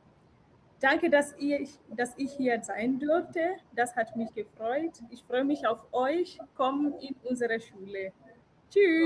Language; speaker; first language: German; non-native, fluent; Swahili